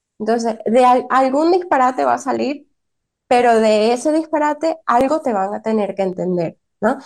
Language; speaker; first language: Spanish; native; Spanish